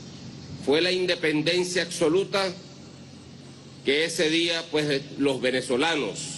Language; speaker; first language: Spanish; native; Spanish